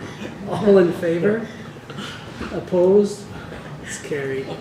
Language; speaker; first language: English; native; English